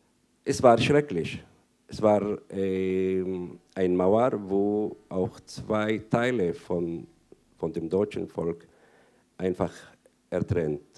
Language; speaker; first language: German; non-native, fluent; Arabic